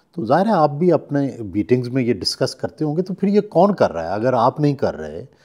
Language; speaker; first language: Urdu; non-native, local second language; Punjabi